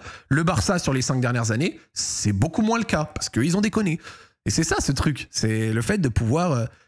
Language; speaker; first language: French; native; French